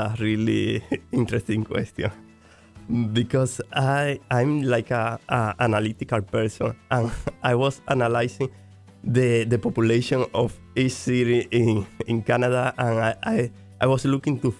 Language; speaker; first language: English; non-native, fluent; Spanish